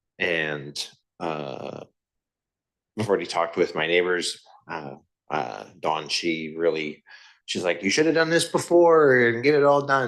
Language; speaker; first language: English; native; English